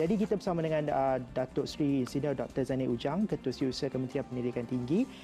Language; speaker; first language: Malay; native; Malay